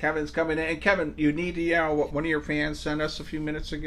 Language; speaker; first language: English; native; English